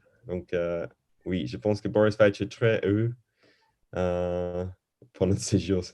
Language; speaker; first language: French; non-native, learner; English